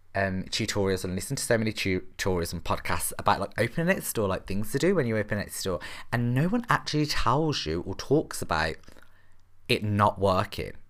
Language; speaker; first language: English; native; English